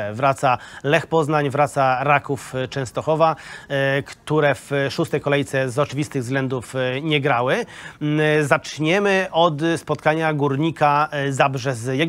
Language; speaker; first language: Polish; native; Polish